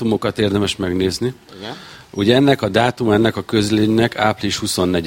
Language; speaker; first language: Hungarian; native; Hungarian